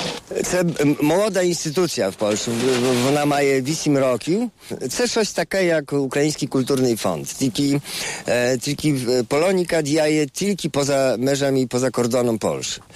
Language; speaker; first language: Ukrainian; non-native, fluent; Polish